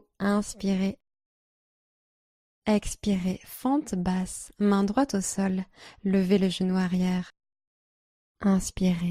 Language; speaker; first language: French; native; French